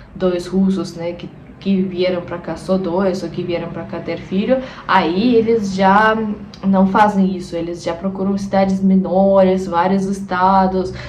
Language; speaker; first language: Portuguese; non-native, fluent; Russian